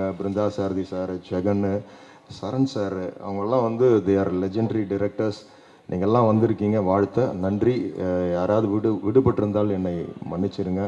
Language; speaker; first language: Tamil; native; Tamil